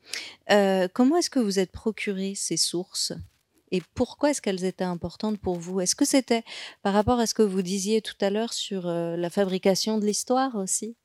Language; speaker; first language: French; native; French